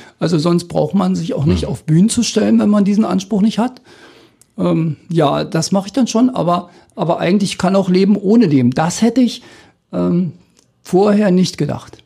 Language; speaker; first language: German; native; German